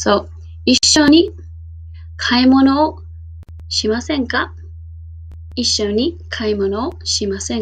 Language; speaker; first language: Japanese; non-native, fluent; English